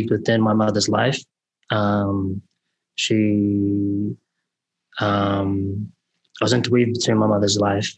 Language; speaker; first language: English; native; English